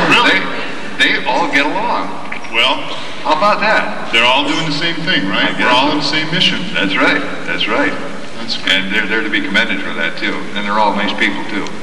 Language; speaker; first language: English; native; English